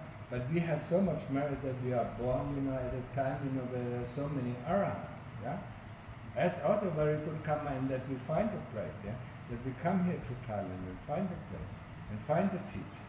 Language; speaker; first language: English; non-native, fluent; German